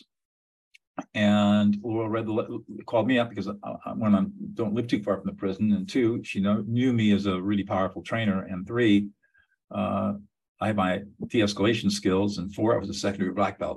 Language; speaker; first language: English; native; English